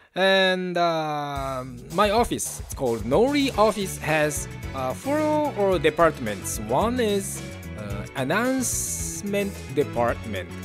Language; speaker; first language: English; non-native, learner; Japanese